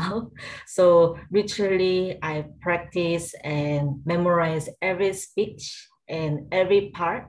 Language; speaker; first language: English; non-native, learner; Korean